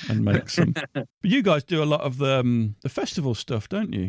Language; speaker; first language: English; native; English